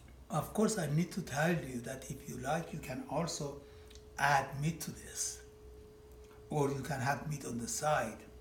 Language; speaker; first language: English; non-native, fluent; Persian